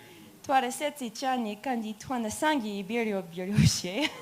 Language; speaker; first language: Kinyarwanda; non-native, learner; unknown